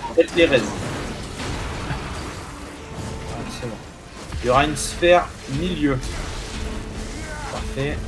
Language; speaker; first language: French; native; French